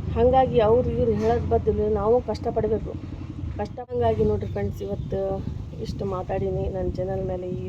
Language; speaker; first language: Kannada; native; Kannada